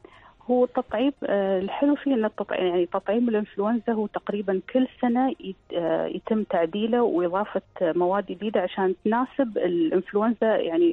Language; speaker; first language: Arabic; native; Arabic